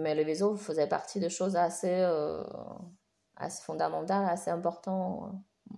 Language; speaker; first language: French; non-native, fluent; Chinese